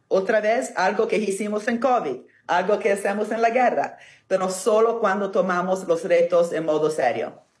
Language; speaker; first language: Spanish; non-native, fluent; Italian